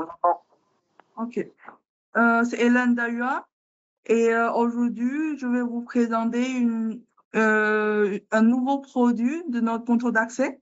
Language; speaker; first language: French; non-native, learner; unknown